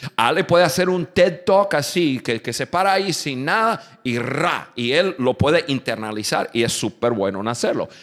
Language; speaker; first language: Spanish; non-native, fluent; English